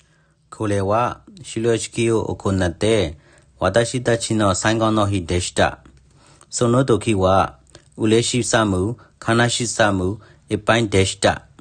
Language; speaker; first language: Japanese; non-native, learner; Burmese